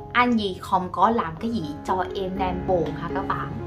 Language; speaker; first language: Vietnamese; non-native, learner; Thai